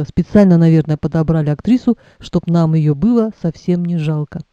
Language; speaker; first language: Russian; native; Russian